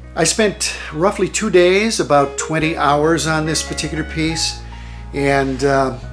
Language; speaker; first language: English; native; English